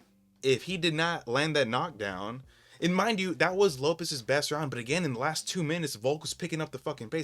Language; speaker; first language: English; native; English